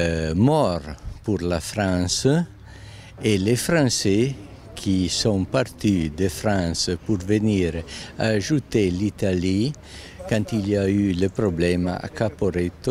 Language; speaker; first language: French; non-native, local second language; Italian